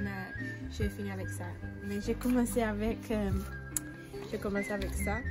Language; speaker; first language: French; early bilingual, heritage; French